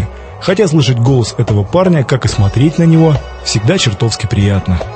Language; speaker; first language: Russian; native; Russian